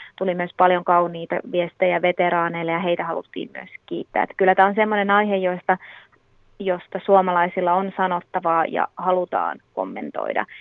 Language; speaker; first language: Finnish; native; Finnish